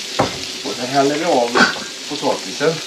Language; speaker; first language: Swedish; native; Swedish